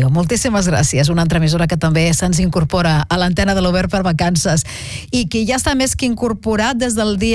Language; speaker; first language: Catalan; native; Catalan